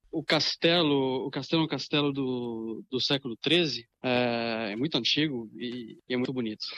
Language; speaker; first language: Portuguese; early bilingual, other home language; French